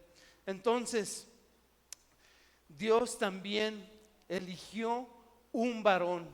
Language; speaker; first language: Spanish; native; Spanish